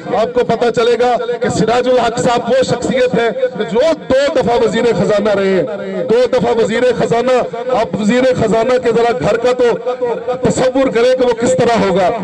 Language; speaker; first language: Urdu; non-native, local second language; Punjabi